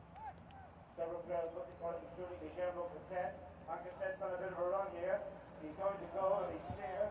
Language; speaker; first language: English; native; English